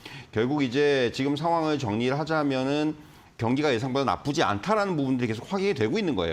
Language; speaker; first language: Korean; native; Korean